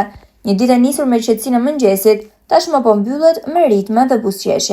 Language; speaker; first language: Albanian; native; Albanian